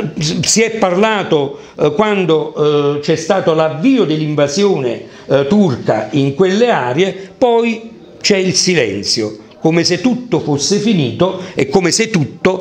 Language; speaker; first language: Italian; native; Italian